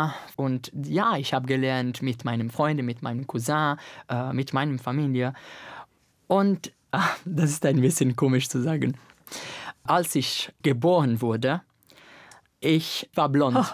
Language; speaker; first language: German; non-native, fluent; Italian